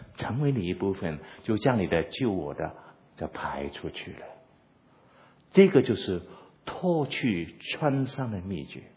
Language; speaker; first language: Chinese; non-native, local second language; Cantonese